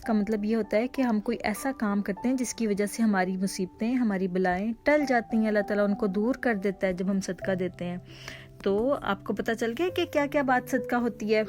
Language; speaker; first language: Urdu; native; Urdu